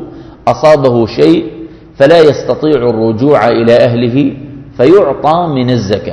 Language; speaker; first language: Arabic; native; Arabic